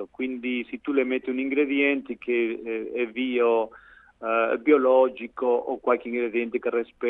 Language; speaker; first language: Italian; non-native, fluent; Spanish